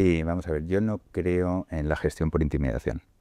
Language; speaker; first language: Spanish; native; Spanish